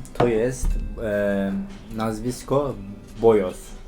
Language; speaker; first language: Polish; non-native, learner; Turkish